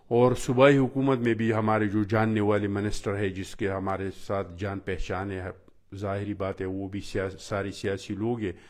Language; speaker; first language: Urdu; non-native, local second language; Pashto